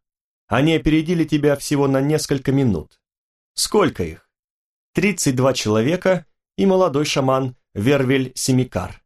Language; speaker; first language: Russian; native; Russian